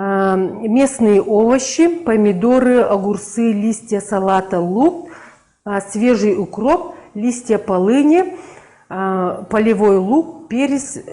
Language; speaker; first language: Russian; non-native, local second language; Yakut